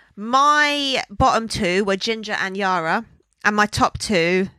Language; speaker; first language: English; native; English